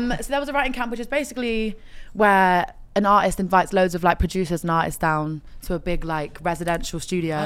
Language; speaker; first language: English; native; English